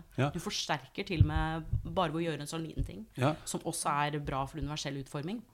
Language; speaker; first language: Norwegian; non-native, fluent; English